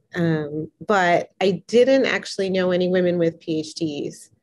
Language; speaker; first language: English; native; English